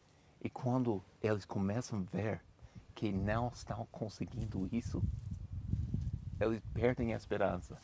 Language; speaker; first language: Portuguese; non-native, fluent; English